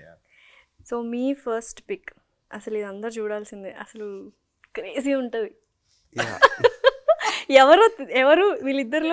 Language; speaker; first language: Telugu; native; Telugu